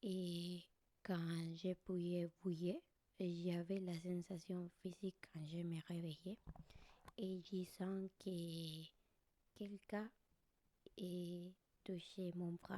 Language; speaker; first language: French; non-native, learner; Spanish